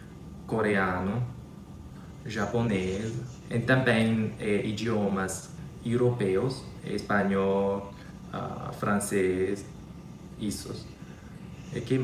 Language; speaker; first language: Portuguese; non-native, learner; Chinese